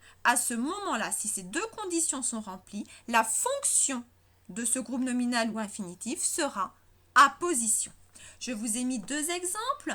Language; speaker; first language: French; native; French